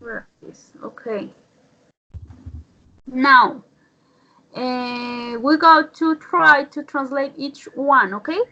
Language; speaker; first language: English; non-native, learner; Spanish